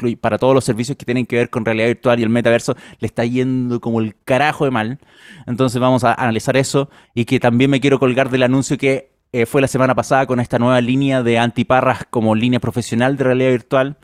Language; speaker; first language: Spanish; native; Spanish